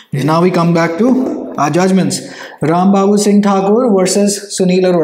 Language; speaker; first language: English; non-native, local second language; Hindi